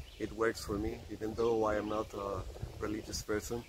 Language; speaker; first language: English; non-native, fluent; Spanish